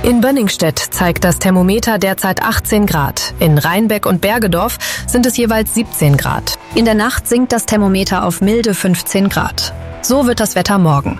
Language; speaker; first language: German; native; German